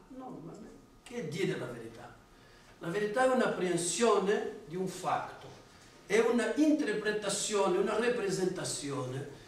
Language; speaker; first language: Italian; non-native, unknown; Portuguese